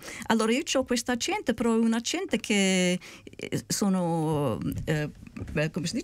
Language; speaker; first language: Italian; early bilingual, heritage; Italian